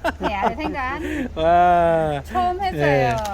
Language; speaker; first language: Korean; non-native, learner; Vietnamese